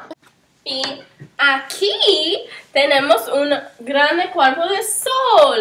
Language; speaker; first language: Spanish; non-native, learner; English